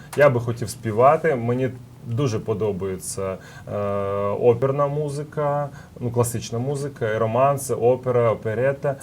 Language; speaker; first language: Ukrainian; early bilingual, heritage; Russian